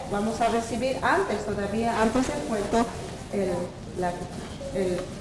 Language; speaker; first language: Spanish; non-native, local second language; Quechua